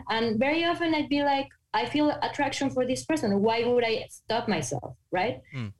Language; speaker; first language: English; non-native, fluent; Spanish